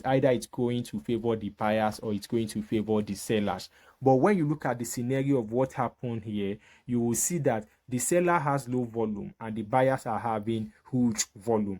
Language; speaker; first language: English; native; English